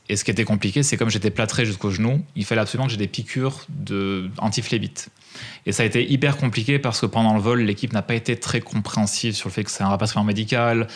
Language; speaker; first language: French; native; French